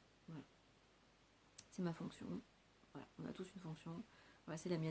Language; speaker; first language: French; native; French